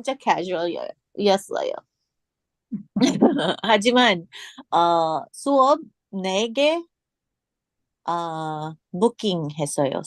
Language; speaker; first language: Korean; non-native, learner; English